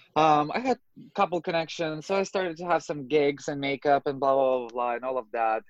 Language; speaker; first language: English; non-native, fluent; Russian